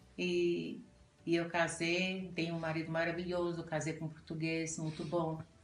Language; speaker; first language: Portuguese; non-native, fluent; Italian